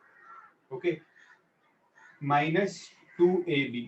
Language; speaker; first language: English; non-native, local second language; Hindi